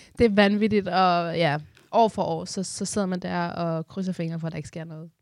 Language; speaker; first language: Danish; early bilingual, other home language; Persian